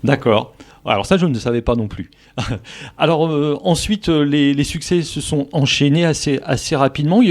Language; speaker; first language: French; native; French